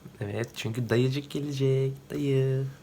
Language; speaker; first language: Turkish; native; Turkish